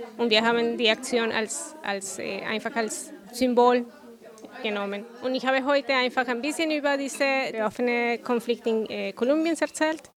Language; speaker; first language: German; non-native, fluent; Spanish